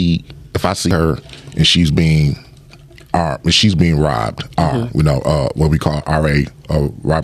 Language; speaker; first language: English; native; English